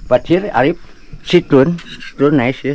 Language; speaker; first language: English; non-native, learner; Indonesian